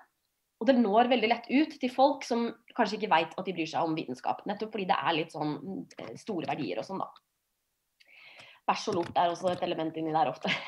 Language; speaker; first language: Norwegian; native; Norwegian